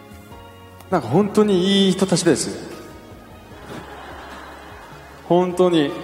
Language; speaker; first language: Japanese; non-native, learner; Korean